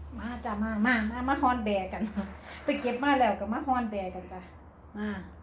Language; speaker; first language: Thai; native; Thai